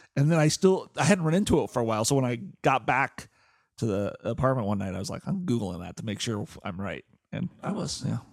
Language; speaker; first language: English; native; English